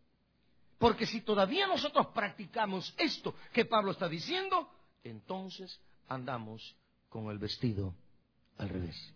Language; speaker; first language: Spanish; native; Spanish